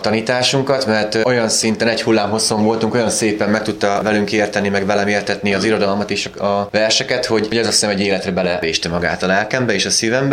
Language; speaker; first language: Hungarian; native; Hungarian